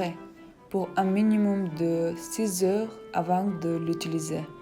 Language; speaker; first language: French; non-native, fluent; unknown